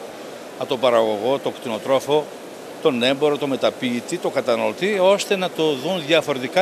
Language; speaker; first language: Greek; native; Greek